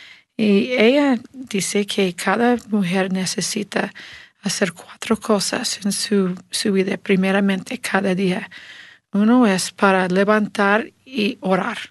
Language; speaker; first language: Spanish; non-native, learner; English